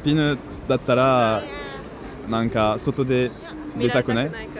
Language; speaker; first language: Japanese; non-native, learner; French